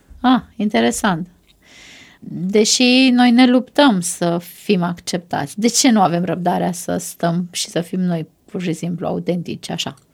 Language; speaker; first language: Romanian; native; Romanian